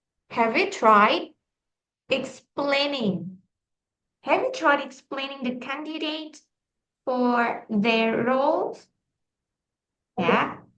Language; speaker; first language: English; non-native, fluent; Indonesian